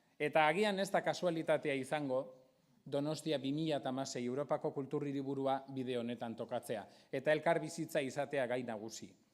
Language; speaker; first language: Basque; non-native, local second language; Spanish